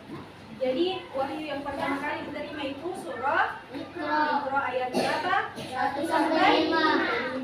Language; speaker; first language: Indonesian; native; Indonesian